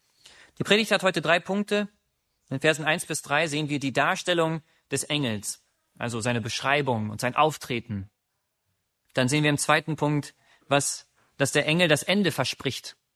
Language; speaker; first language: German; native; German